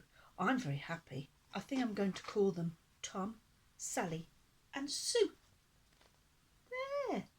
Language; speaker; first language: English; native; English